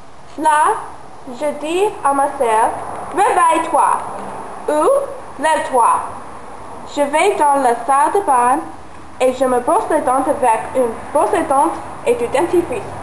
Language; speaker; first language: French; non-native, learner; English